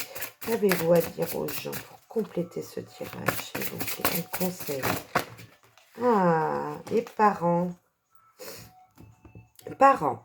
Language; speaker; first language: French; native; French